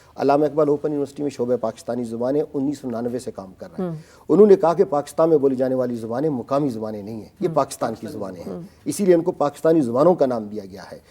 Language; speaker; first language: Urdu; non-native, local second language; Baluchi